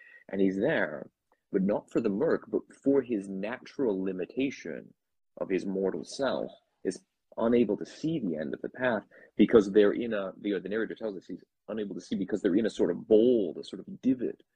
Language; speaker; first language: English; native; English